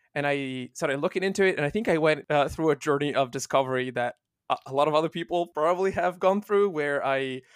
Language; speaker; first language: English; non-native, fluent; Italian